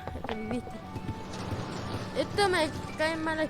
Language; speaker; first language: Spanish; native; Spanish